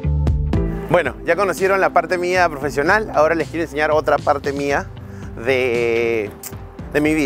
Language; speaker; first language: Spanish; native; Spanish